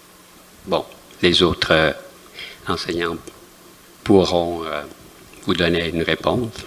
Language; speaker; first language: French; non-native, fluent; Vietnamese